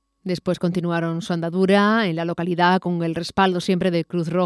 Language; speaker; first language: Spanish; native; Spanish